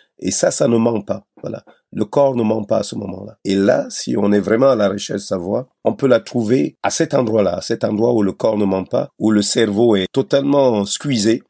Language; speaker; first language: French; non-native, local second language; Basaa